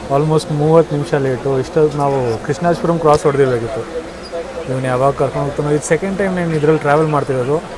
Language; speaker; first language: Kannada; non-native, local second language; Hindi